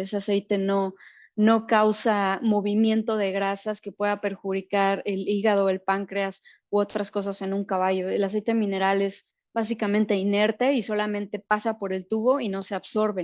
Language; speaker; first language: Spanish; native; Spanish